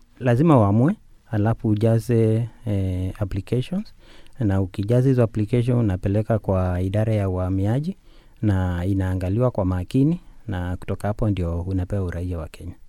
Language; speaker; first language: Swahili; non-native, local second language; Kamba